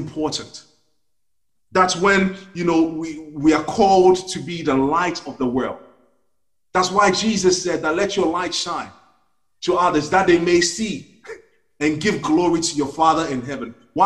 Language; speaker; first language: English; non-native, local second language; Akan